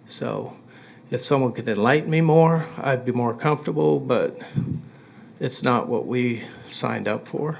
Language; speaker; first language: English; native; English